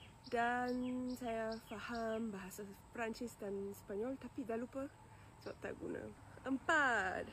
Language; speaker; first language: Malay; non-native, learner; German